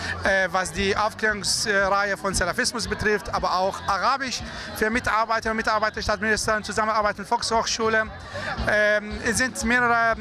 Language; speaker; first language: German; non-native, fluent; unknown